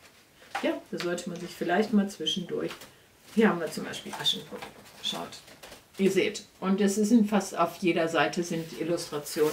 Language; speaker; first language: German; native; German